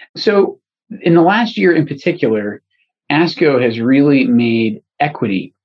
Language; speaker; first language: English; native; English